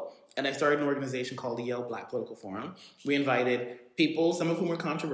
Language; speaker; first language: English; native; English